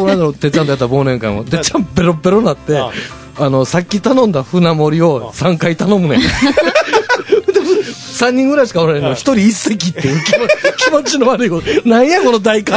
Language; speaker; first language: Japanese; native; Japanese